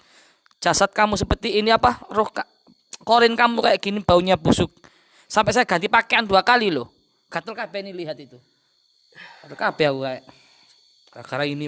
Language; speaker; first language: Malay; non-native, local second language; Javanese